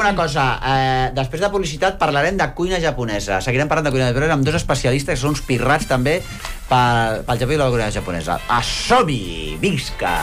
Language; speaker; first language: Catalan; native; Catalan